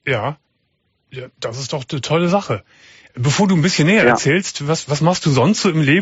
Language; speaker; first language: German; native; German